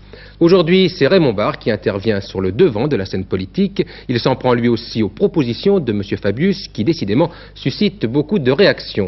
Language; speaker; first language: French; native; French